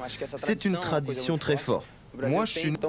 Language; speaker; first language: French; non-native, fluent; Portuguese